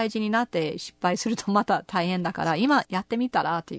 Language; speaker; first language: Japanese; non-native, fluent; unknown